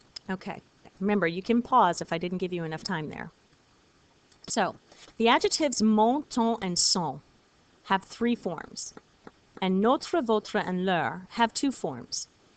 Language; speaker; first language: English; native; English